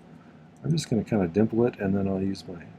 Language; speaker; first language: English; native; English